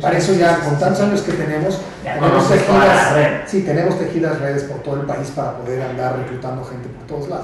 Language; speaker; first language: Spanish; native; Spanish